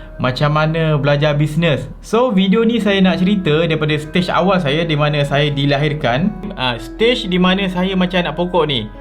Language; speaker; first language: Malay; native; Malay